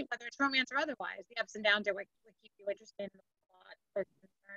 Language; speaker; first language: English; native; English